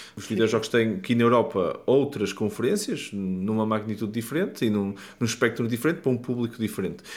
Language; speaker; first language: Portuguese; native; Portuguese